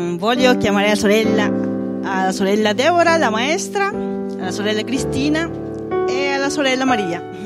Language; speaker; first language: Italian; non-native, fluent; Spanish